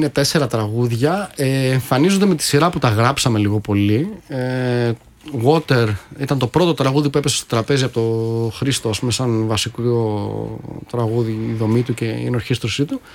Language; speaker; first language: Greek; native; Greek